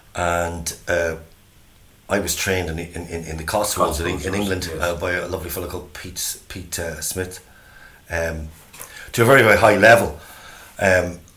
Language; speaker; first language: English; native; English